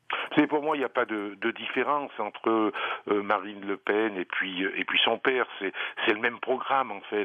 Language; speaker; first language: French; native; French